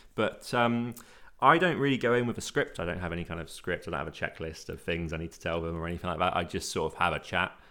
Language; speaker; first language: English; native; English